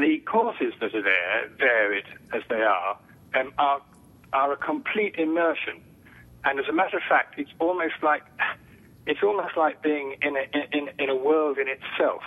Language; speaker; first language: English; native; English